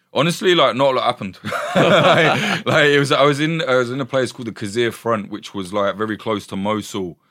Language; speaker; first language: English; native; English